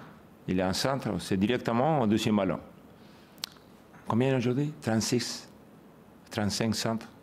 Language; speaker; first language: French; non-native, fluent; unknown